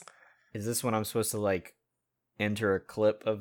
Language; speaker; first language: English; native; English